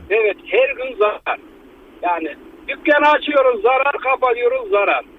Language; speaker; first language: Turkish; native; Turkish